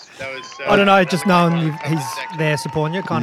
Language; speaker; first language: English; native; English